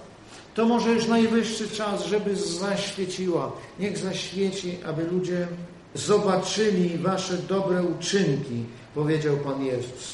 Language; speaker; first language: Polish; native; Polish